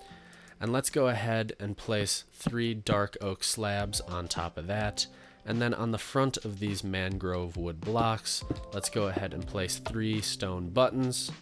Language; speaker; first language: English; native; English